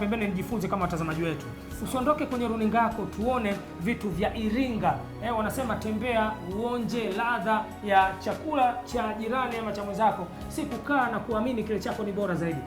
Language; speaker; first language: Swahili; native; Swahili